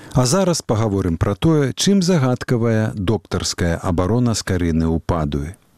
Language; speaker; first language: Belarusian; native; Belarusian